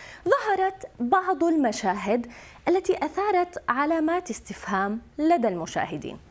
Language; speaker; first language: Arabic; native; Arabic